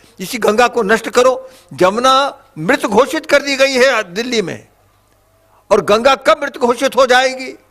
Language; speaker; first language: Hindi; native; Hindi